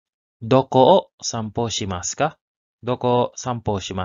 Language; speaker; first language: Japanese; non-native, learner; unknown